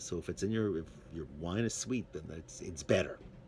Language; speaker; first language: English; native; English